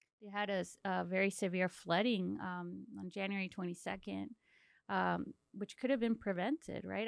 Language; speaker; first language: English; early bilingual, other home language; Spanish